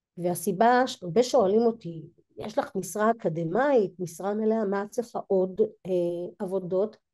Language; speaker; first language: Hebrew; native; Hebrew